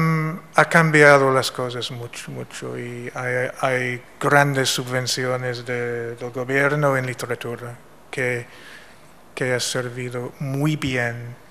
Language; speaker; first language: Spanish; non-native, fluent; English